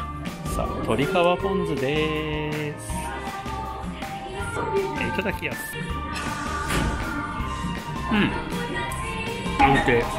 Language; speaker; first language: Japanese; native; Japanese